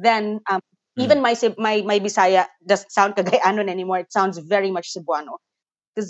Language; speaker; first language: English; non-native, local second language; Cebuano